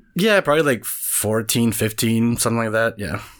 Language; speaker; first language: English; non-native, fluent; Spanish